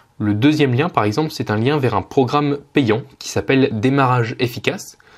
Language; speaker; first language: French; native; French